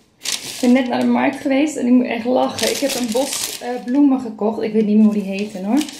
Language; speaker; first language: Dutch; non-native, fluent; Spanish